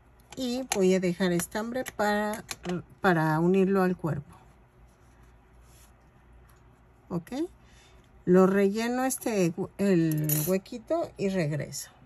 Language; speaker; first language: Spanish; native; Spanish